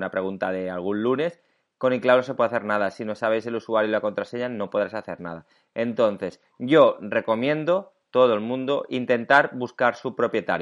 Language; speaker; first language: Spanish; native; Spanish